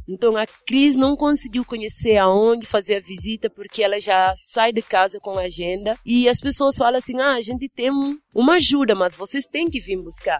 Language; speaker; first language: Portuguese; non-native, fluent; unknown